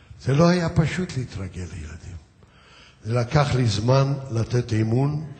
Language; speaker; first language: Hebrew; early bilingual, other home language; Yiddish